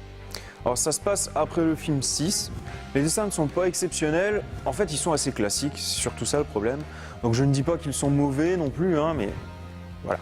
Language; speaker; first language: French; native; French